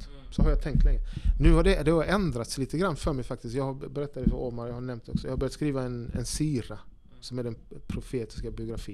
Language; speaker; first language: Swedish; native; Swedish